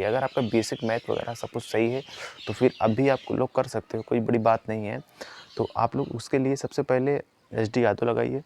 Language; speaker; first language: Hindi; native; Hindi